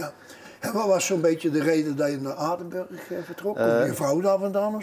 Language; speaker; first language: Dutch; native; Dutch